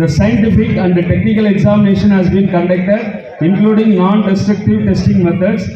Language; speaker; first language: English; non-native, local second language; Tamil